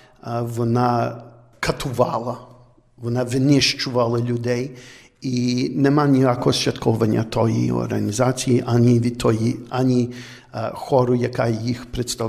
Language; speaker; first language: Ukrainian; early bilingual, heritage; Ukrainian